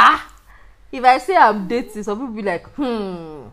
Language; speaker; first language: English; non-native, local second language; Yoruba